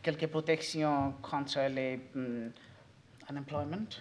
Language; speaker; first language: French; non-native, learner; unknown